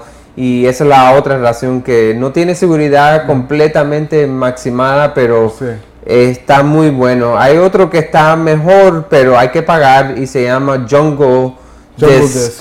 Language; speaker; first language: Spanish; early bilingual, heritage; English